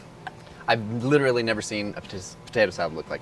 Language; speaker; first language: English; native; English